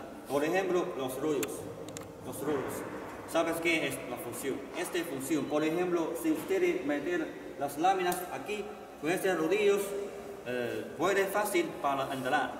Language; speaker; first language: Spanish; non-native, learner; Chinese